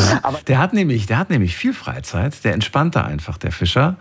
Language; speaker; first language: German; native; German